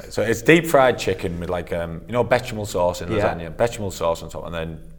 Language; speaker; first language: English; native; English